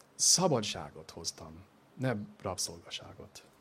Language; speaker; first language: Hungarian; non-native, fluent; English